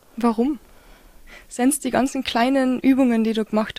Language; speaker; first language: German; native; German